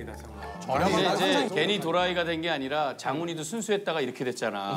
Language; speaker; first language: Korean; native; Korean